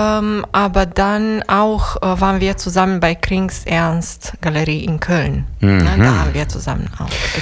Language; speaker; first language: German; non-native, fluent; Serbian